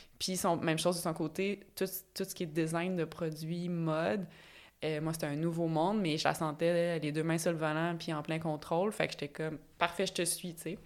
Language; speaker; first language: French; native; French